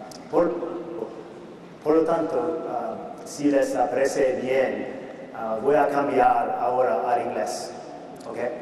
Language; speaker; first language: Spanish; non-native, learner; English